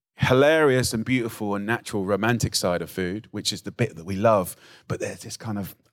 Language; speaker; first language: English; native; English